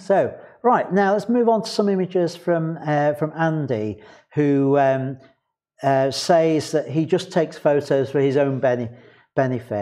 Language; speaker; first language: English; native; English